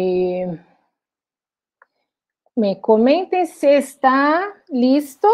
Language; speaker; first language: Spanish; non-native, learner; Portuguese